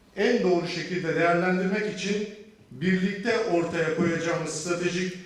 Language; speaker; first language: Turkish; native; Turkish